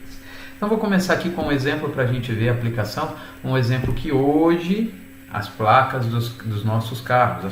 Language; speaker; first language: Portuguese; native; Portuguese